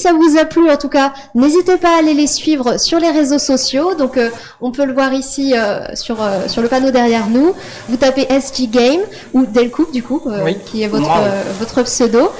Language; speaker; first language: French; native; French